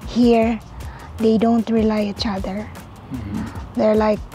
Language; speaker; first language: English; non-native, local second language; Cebuano